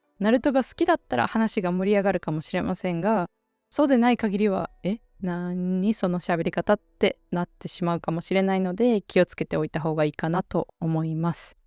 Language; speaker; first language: Japanese; native; Japanese